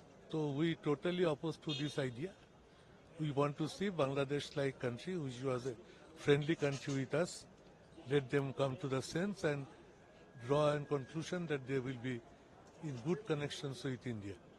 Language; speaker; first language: English; non-native, local second language; Bangla